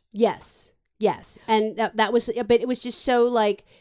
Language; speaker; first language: English; native; English